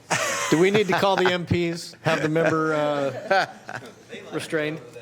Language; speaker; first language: English; native; English